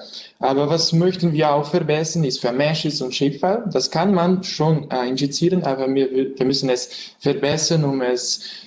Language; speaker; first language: German; non-native, learner; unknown